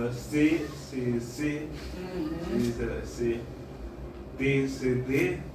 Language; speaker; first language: French; non-native, fluent; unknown